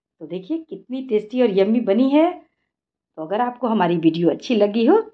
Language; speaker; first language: Hindi; native; Hindi